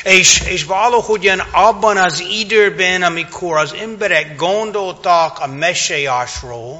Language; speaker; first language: Hungarian; non-native, fluent; English